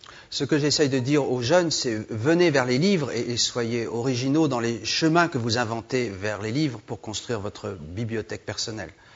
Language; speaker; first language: French; native; French